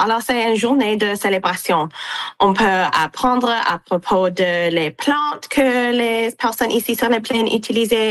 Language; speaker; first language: French; non-native, local second language; English